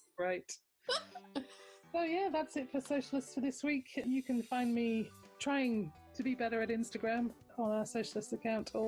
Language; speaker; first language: English; native; English